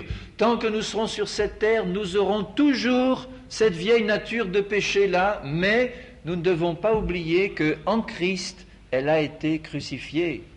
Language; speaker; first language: French; native; French